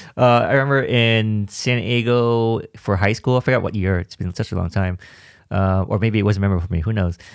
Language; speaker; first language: English; native; English